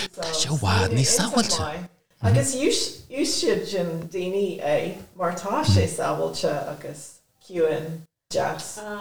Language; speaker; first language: Irish; non-native, local second language; English